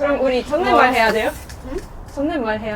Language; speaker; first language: Korean; non-native, learner; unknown